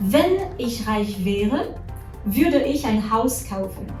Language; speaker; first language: German; non-native, fluent; French